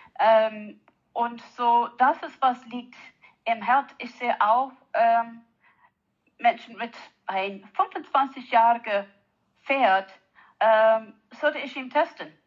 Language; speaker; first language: German; non-native, learner; English